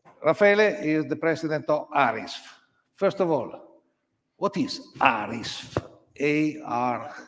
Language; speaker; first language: English; non-native, learner; Italian